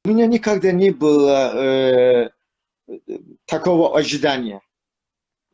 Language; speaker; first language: Russian; non-native, learner; Turkish